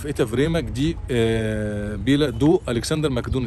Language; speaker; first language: Russian; non-native, local second language; Arabic